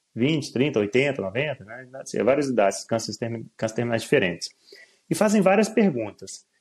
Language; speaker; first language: Portuguese; native; Portuguese